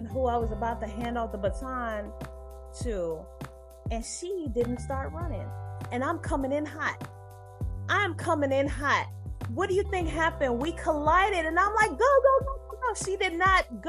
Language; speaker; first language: English; non-native, local second language; Jamaican Creole English